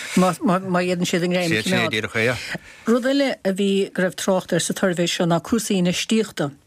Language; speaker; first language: Irish; native; Irish